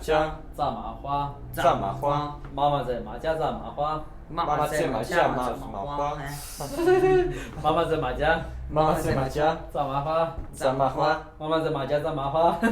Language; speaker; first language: Chinese; non-native, learner; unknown